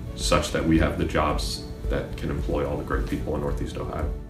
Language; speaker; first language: English; native; English